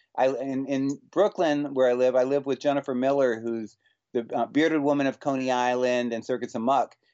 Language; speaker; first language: English; native; English